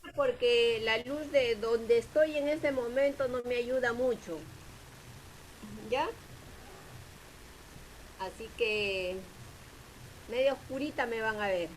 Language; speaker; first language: Spanish; native; Spanish